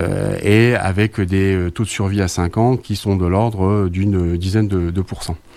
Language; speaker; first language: French; native; French